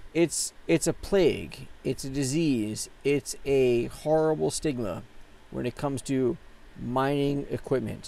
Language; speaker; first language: English; native; English